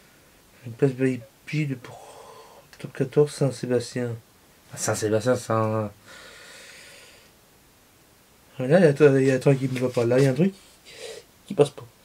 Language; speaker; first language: French; native; French